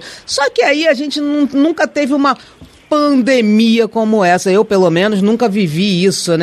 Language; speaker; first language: Portuguese; native; Portuguese